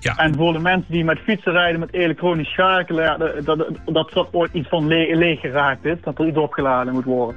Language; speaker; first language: Dutch; native; Dutch